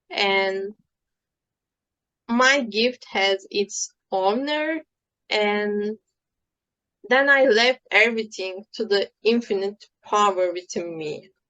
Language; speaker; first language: English; non-native, fluent; Turkish